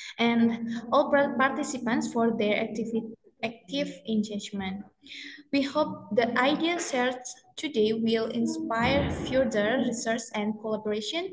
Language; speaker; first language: English; non-native, fluent; Indonesian